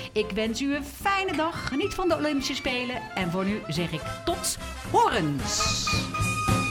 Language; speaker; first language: Dutch; native; Dutch